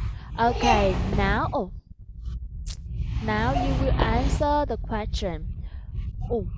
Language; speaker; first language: English; non-native, fluent; Vietnamese